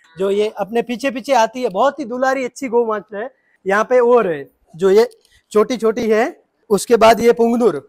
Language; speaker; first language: Hindi; native; Hindi